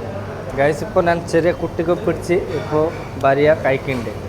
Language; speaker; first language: Malayalam; non-native, learner; Bangla